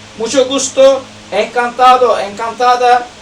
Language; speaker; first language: Spanish; non-native, learner; Turkish